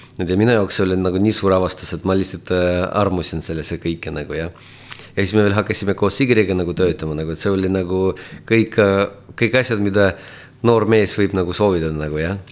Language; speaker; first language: Estonian; non-native, local second language; Russian